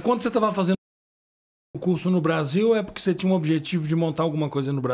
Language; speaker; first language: Portuguese; native; Portuguese